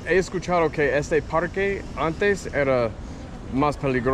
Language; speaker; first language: Spanish; non-native, learner; English